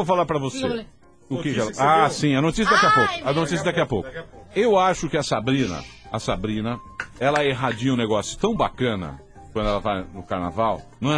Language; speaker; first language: Portuguese; native; Portuguese